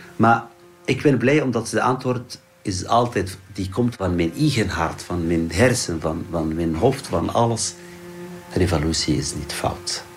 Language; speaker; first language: Dutch; non-native, learner; Arabic